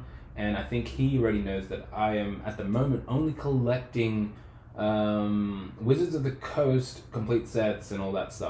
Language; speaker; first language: English; native; English